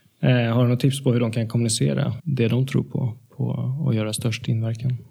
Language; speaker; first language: Swedish; native; Swedish